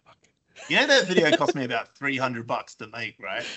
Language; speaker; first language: English; native; English